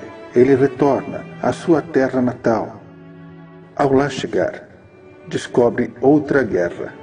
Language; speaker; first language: Portuguese; native; Portuguese